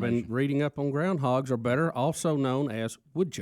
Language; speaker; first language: English; native; English